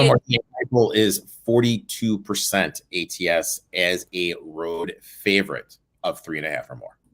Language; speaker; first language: English; native; English